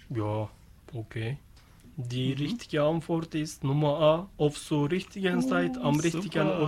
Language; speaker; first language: German; non-native, learner; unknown